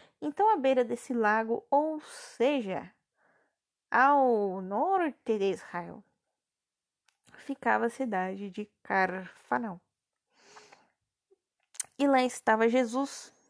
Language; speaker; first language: Portuguese; native; Portuguese